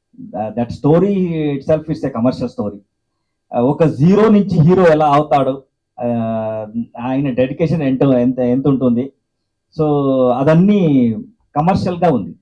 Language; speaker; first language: Telugu; non-native, learner; Kannada